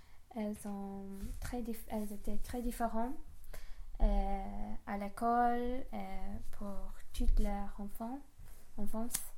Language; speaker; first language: French; non-native, learner; English